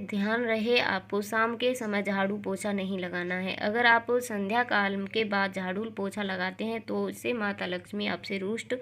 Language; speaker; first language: Hindi; native; Hindi